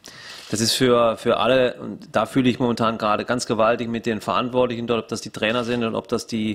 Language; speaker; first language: German; native; German